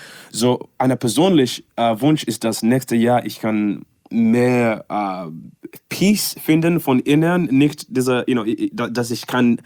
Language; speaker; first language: German; non-native, learner; English